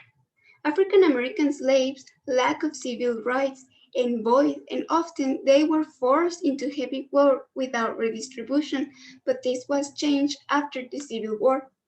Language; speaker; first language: English; non-native, learner; Spanish